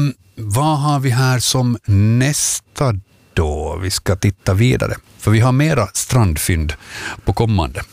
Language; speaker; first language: Swedish; native; Swedish